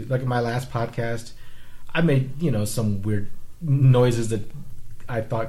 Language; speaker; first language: English; non-native, fluent; Vietnamese